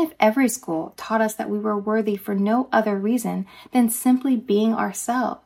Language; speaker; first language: English; native; English